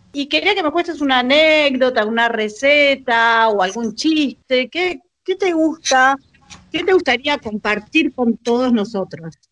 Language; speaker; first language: Spanish; native; Spanish